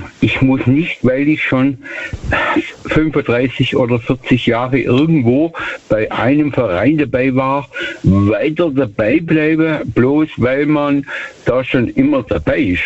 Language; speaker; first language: German; native; German